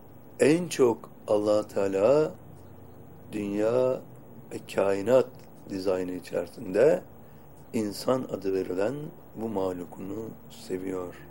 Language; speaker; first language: Turkish; native; Turkish